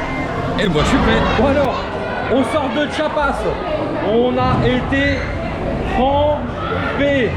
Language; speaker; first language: French; native; French